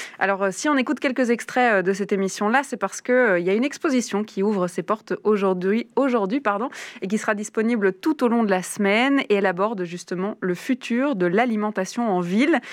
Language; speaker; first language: French; native; French